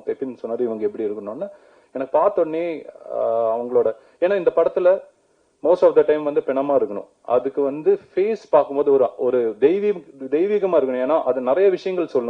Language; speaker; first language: Tamil; native; Tamil